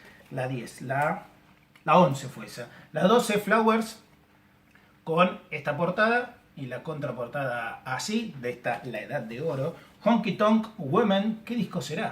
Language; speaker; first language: Spanish; native; Spanish